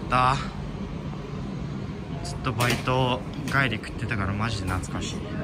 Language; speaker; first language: Japanese; native; Japanese